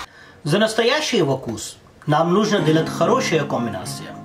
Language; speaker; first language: Russian; non-native, learner; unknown